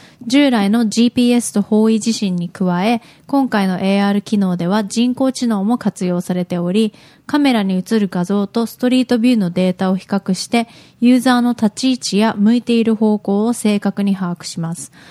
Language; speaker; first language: Japanese; native; Japanese